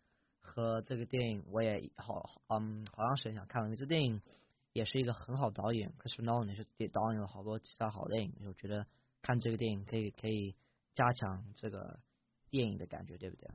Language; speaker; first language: Chinese; early bilingual, heritage; English